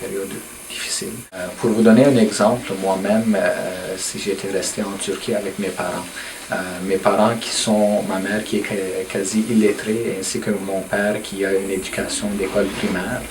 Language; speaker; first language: French; early bilingual, other home language; Turkish